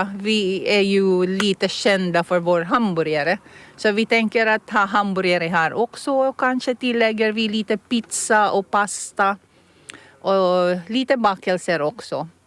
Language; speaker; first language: Swedish; non-native, fluent; Filipino